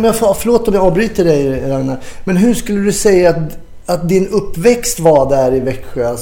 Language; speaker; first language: Swedish; native; Swedish